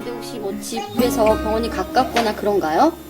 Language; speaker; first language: Korean; native; Korean